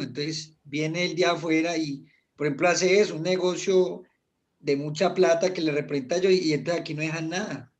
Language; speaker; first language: Spanish; native; Spanish